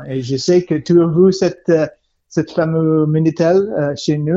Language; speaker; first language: French; non-native, learner; English